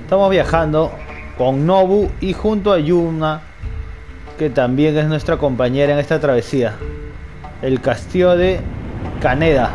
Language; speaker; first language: Spanish; native; Spanish